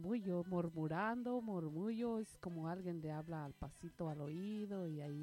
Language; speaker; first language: Spanish; native; Spanish